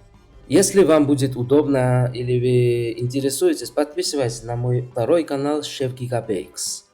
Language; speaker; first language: Russian; non-native, fluent; Georgian